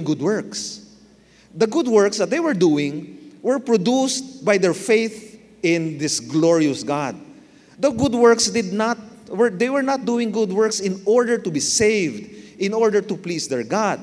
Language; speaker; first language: English; non-native, local second language; Filipino